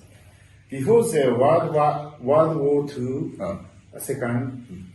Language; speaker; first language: English; non-native, learner; Japanese